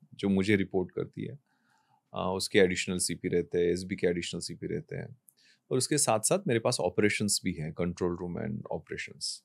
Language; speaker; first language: Hindi; non-native, local second language; Marathi